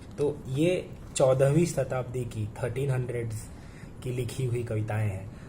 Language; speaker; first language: Hindi; non-native, local second language; Bangla